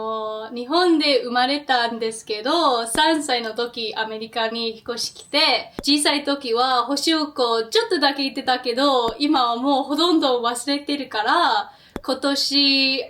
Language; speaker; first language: Japanese; early bilingual, other home language; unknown